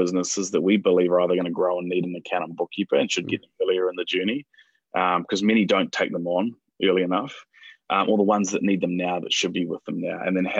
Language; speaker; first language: English; native; English